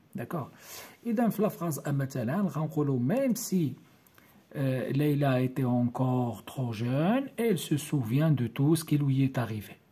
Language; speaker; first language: French; non-native, local second language; Arabic